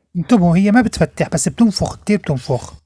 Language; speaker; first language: Arabic; native; Arabic